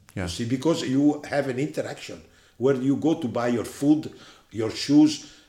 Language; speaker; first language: English; non-native, fluent; Italian